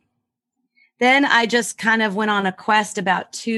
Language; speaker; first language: English; native; English